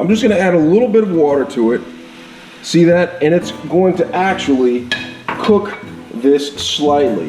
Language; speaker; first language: English; native; English